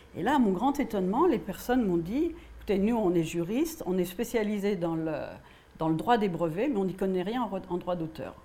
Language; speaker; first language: French; native; French